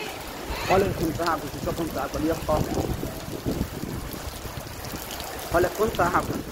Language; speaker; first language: Portuguese; native; Portuguese